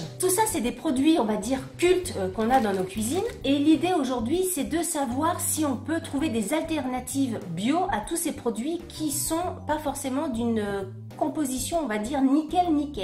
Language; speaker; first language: French; native; French